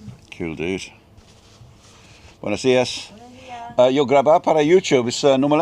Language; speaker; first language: Spanish; non-native, learner; English